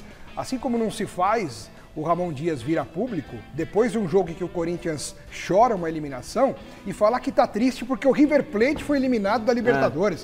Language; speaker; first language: Portuguese; native; Portuguese